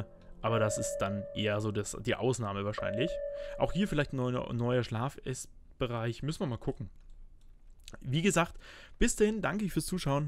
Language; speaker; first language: German; native; German